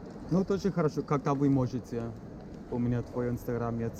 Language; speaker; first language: Russian; non-native, learner; English